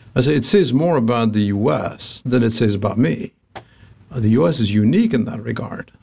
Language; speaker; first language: English; non-native, fluent; Arabic